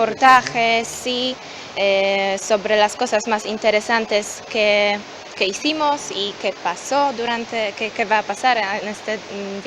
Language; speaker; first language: Spanish; non-native, learner; Polish